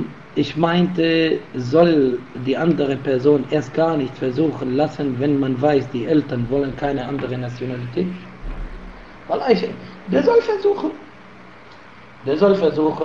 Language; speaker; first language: German; non-native, fluent; Arabic